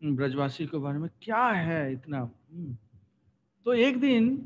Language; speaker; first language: Hindi; non-native, local second language; Bangla